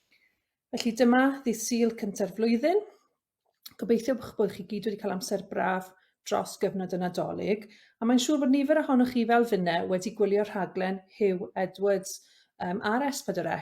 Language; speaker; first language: Welsh; native; Welsh